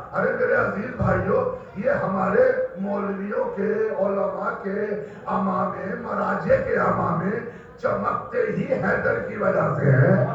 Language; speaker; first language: Urdu; native; Urdu